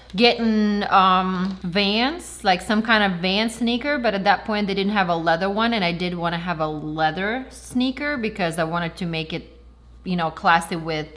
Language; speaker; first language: English; non-native, fluent; Ukrainian